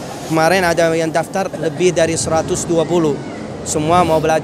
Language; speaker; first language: Indonesian; non-native, fluent; Arabic